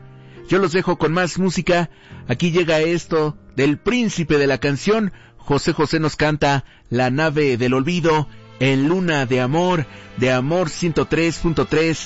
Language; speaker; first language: Spanish; native; Spanish